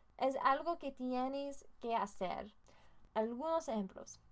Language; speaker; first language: Spanish; non-native, learner; English